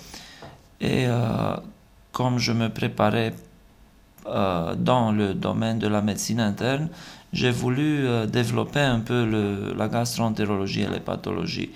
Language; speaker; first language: French; non-native, fluent; Romanian